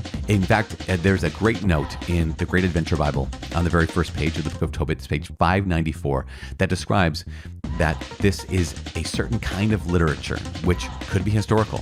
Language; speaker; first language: English; native; English